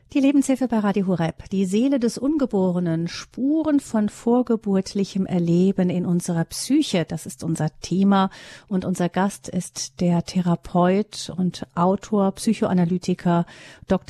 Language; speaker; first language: German; native; German